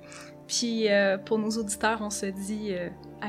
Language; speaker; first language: French; native; French